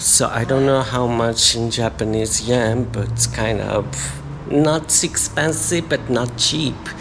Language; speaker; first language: English; non-native, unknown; Japanese